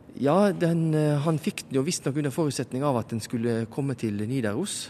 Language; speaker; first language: Norwegian; native; Norwegian